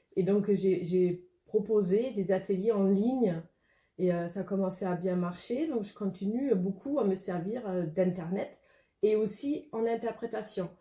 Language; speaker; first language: French; non-native, fluent; German